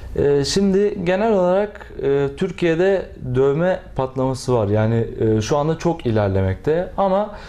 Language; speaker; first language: Turkish; native; Turkish